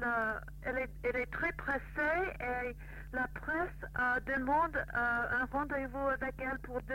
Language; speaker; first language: French; non-native, fluent; English